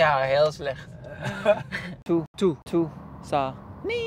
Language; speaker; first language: Dutch; non-native, fluent; Danish